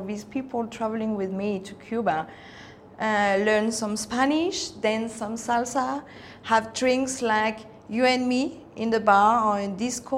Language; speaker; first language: English; non-native, fluent; Spanish